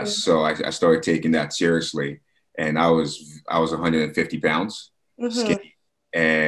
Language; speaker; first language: English; non-native, local second language; Yoruba